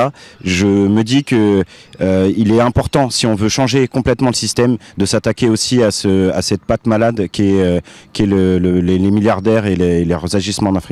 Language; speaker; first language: French; native; French